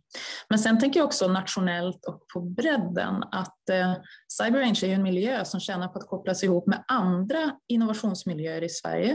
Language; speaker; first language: Swedish; native; Swedish